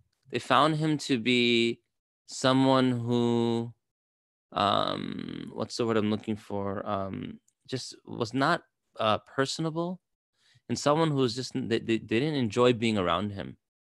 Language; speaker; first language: English; native; English